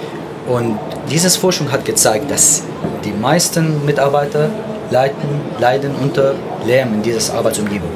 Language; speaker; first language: German; non-native, fluent; Arabic